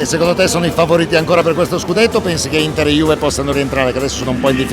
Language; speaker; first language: Italian; native; Italian